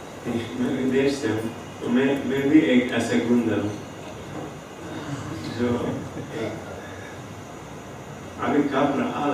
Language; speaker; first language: Hindi; non-native, fluent; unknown